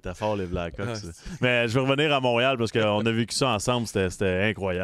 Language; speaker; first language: French; native; French